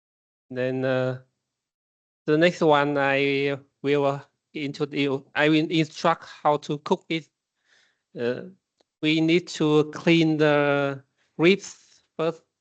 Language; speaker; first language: English; non-native, learner; Vietnamese